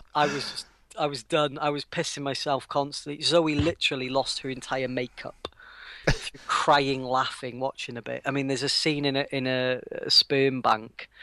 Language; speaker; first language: English; native; English